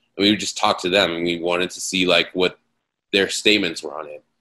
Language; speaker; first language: English; native; English